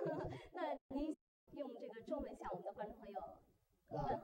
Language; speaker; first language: Chinese; native; Chinese